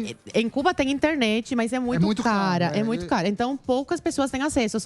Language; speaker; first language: Portuguese; non-native, fluent; Spanish